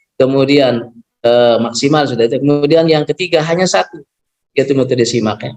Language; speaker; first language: Indonesian; non-native, local second language; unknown